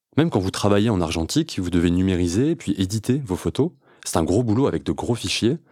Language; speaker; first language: French; native; French